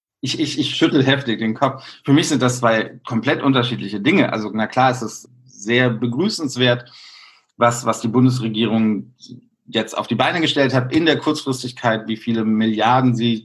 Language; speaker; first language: German; native; German